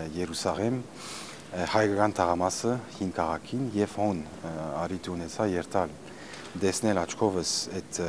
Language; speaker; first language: Armenian; early bilingual, heritage; Armenian